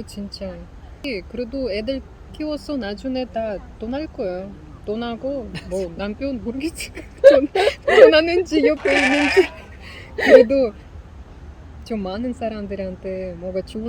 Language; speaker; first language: Korean; non-native, learner; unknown